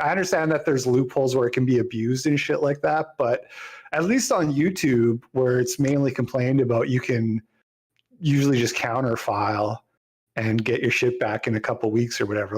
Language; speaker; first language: English; native; English